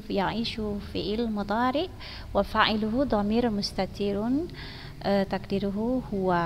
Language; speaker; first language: Arabic; non-native, fluent; Indonesian